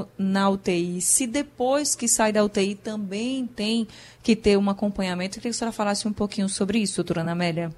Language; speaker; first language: Portuguese; native; Portuguese